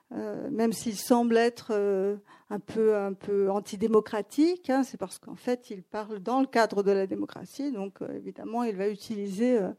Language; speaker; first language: French; non-native, fluent; Greek